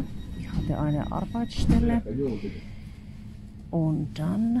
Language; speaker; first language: German; non-native, fluent; Finnish